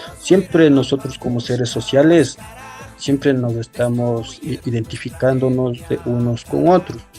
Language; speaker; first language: Spanish; non-native, local second language; Quechua